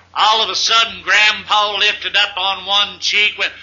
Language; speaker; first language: English; native; English